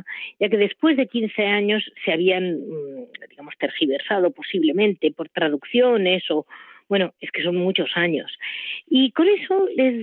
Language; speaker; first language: Spanish; native; Spanish